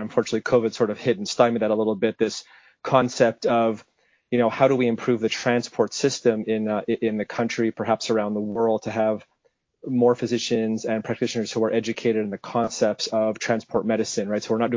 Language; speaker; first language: English; native; English